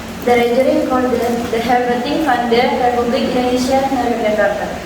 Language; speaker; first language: Dutch; non-native, learner; Indonesian